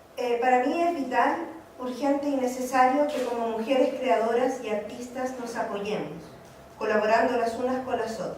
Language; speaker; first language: Spanish; native; Spanish